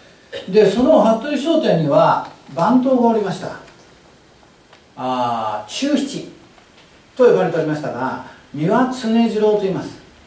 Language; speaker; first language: Japanese; native; Japanese